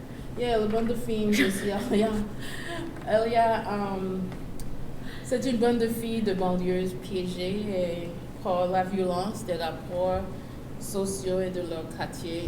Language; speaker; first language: French; non-native, learner; English